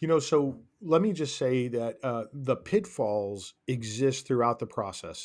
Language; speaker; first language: English; native; English